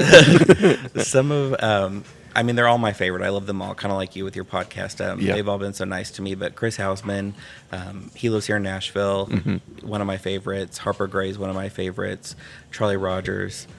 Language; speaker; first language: English; native; English